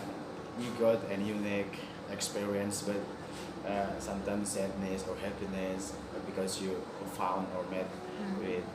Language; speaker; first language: English; non-native, learner; Indonesian